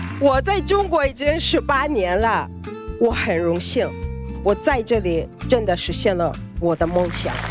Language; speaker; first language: Chinese; non-native, fluent; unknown